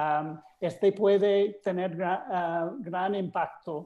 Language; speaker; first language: Spanish; non-native, fluent; English